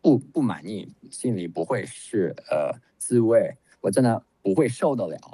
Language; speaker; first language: Chinese; non-native, fluent; English